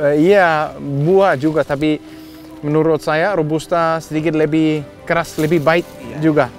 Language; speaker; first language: Indonesian; non-native, learner; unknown